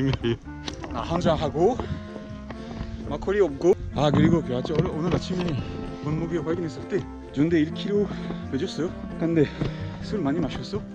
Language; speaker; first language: Korean; non-native, learner; French